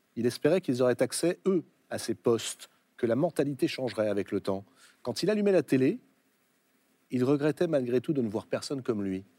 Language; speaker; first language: French; native; French